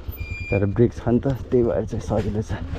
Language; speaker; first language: Nepali; native; Nepali